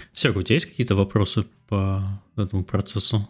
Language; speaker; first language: Russian; native; Russian